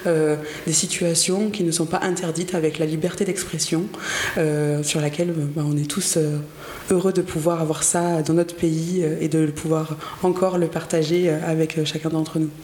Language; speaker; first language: French; native; French